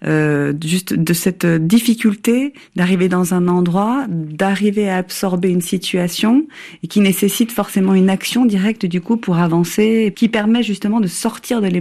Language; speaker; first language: French; native; French